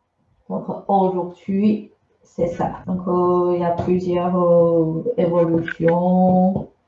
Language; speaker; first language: French; non-native, fluent; Chinese